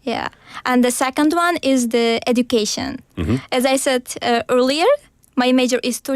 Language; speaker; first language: English; non-native, learner; Uzbek